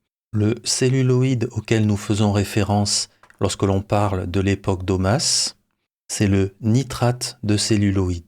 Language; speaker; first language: French; native; French